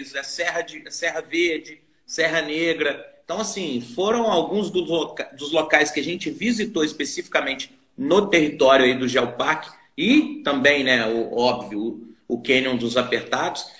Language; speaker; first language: Portuguese; native; Portuguese